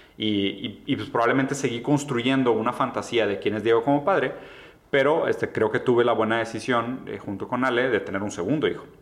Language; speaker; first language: Spanish; early bilingual, other home language; Portuguese